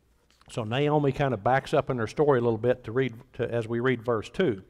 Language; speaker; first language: English; native; English